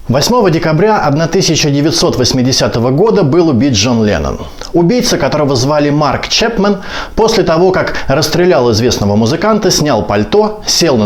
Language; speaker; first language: Russian; native; Russian